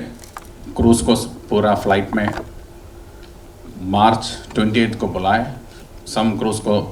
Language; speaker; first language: Hindi; non-native, local second language; Malayalam